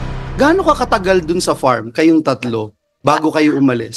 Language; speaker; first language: Filipino; native; Filipino